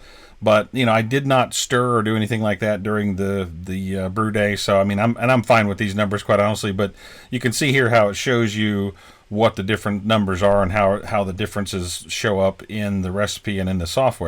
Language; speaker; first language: English; native; English